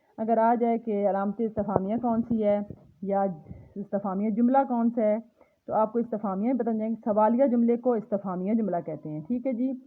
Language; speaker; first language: Urdu; non-native, local second language; Punjabi